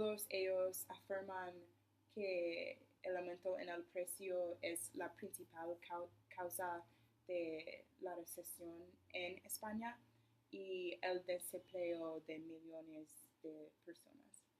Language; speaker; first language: Spanish; non-native, learner; English